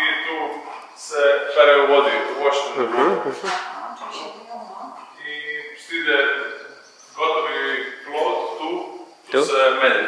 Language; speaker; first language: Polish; non-native, learner; Croatian